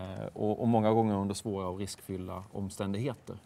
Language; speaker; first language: Swedish; native; Swedish